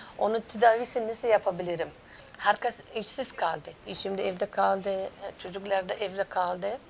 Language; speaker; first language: Turkish; non-native, learner; Persian